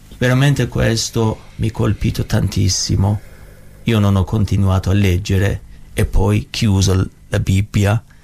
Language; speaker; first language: Italian; non-native, learner; Persian